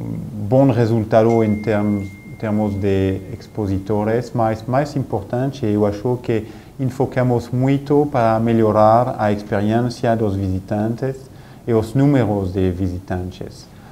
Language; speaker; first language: Portuguese; non-native, fluent; French